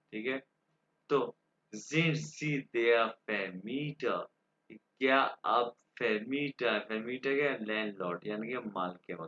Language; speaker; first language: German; non-native, fluent; Urdu